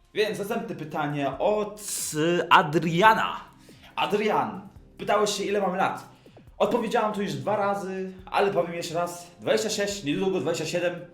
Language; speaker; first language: Polish; early bilingual, heritage; Polish